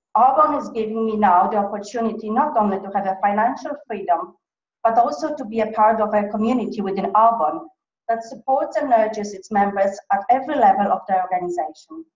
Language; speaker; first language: English; non-native, fluent; Polish